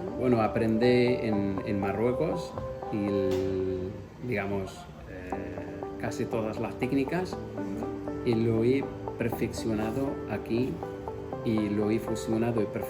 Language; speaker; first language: Spanish; non-native, fluent; Arabic